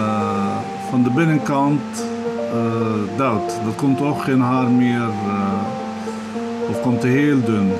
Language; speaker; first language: Dutch; non-native, fluent; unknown